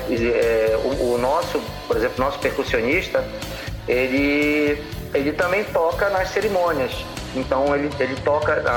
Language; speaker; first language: Portuguese; native; Portuguese